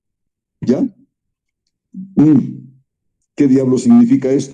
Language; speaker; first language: Spanish; native; Spanish